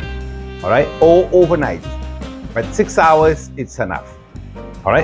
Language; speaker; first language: English; non-native, fluent; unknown